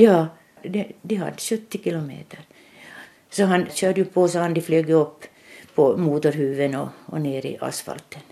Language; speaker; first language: Swedish; native; Swedish